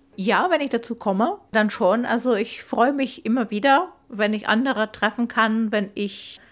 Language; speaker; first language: German; non-native, fluent; Czech